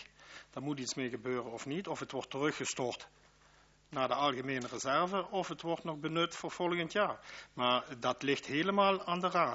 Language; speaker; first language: Dutch; native; Dutch